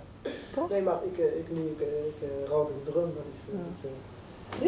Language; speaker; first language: Dutch; non-native, learner; Arabic